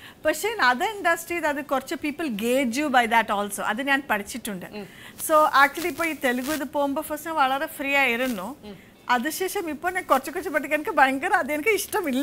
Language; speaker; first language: Malayalam; non-native, fluent; Kannada